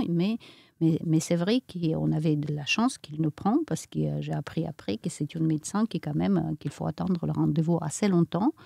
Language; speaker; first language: French; non-native, fluent; Romanian